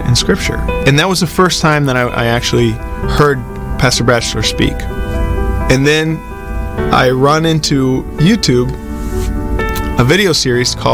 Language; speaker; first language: English; non-native, fluent; Spanish